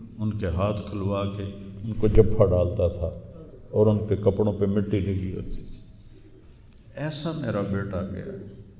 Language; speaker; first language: Urdu; non-native, local second language; Punjabi